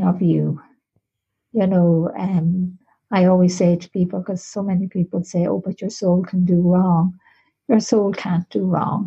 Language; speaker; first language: English; native; English